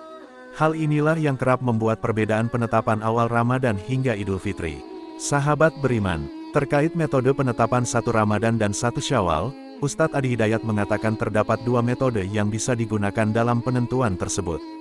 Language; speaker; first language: Indonesian; native; Indonesian